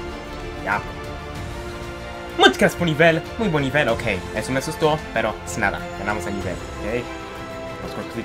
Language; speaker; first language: Spanish; early bilingual, heritage; Spanish